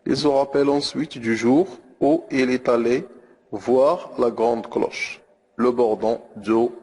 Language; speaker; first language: French; non-native, local second language; Arabic